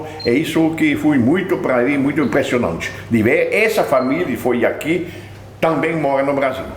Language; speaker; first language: Portuguese; non-native, fluent; French